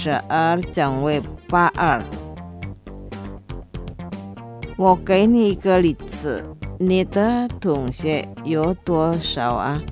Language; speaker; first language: Chinese; non-native, fluent; Indonesian